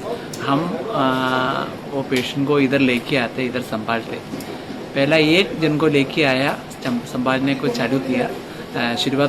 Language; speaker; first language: Hindi; non-native, local second language; Malayalam